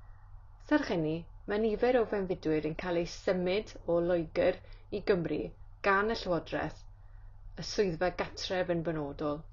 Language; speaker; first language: Welsh; native; Welsh